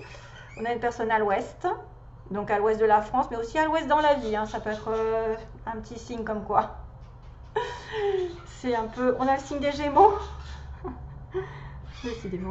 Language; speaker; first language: French; native; French